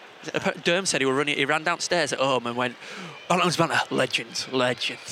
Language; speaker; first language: English; native; English